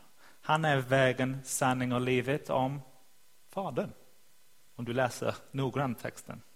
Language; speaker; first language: Swedish; non-native, fluent; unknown